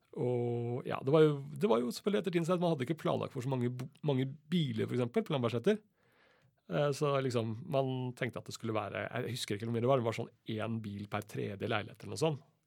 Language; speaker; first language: Norwegian; native; Norwegian